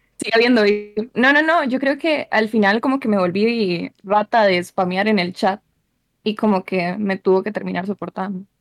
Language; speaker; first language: Spanish; native; Spanish